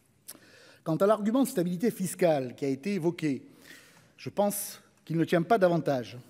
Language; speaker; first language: French; native; French